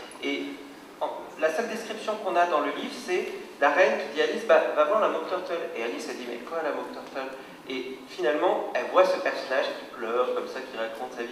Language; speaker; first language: French; native; French